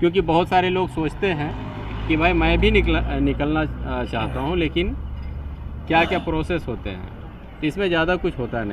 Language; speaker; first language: Hindi; native; Hindi